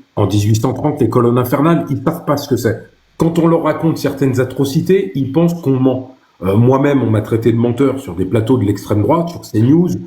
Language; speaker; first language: French; early bilingual, other home language; Arabic